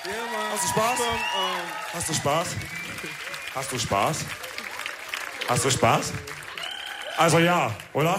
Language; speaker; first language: German; early bilingual, other home language; Wolof